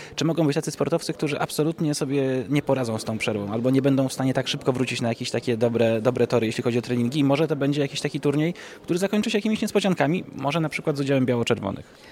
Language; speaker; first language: Polish; native; Polish